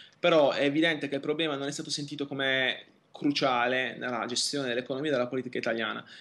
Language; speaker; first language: Italian; native; Italian